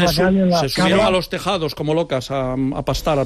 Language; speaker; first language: Spanish; native; Spanish